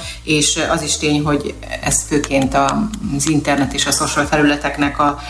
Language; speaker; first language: Hungarian; native; Hungarian